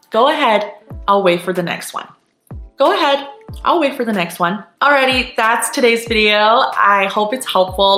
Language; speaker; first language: English; non-native, fluent; Chinese